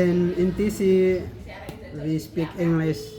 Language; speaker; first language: English; non-native, learner; Indonesian